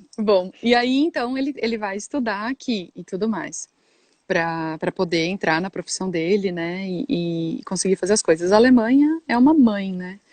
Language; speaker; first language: Portuguese; native; Portuguese